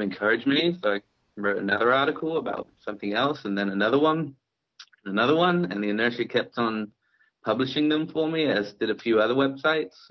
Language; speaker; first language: English; native; English